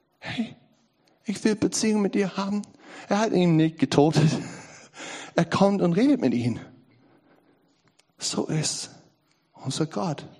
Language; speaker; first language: German; non-native, learner; English